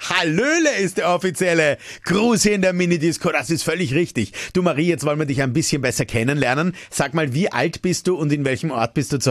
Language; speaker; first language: German; native; German